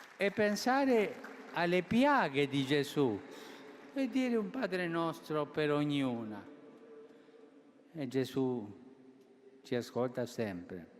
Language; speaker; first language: Italian; non-native, fluent; Spanish